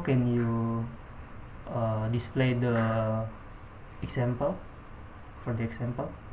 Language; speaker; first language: English; non-native, learner; Indonesian